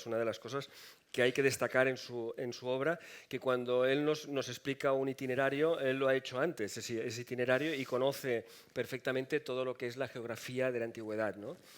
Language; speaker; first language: Spanish; native; Spanish